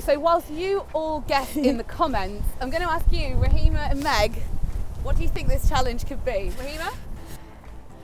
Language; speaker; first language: English; native; English